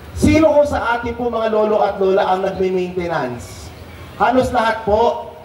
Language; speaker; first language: Filipino; native; Filipino